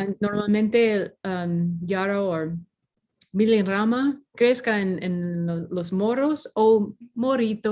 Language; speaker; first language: Spanish; non-native, fluent; English